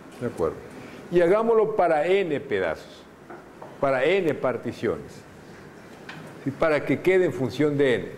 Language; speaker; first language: Spanish; native; Spanish